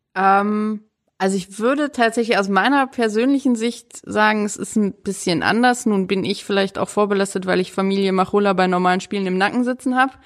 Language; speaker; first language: German; native; German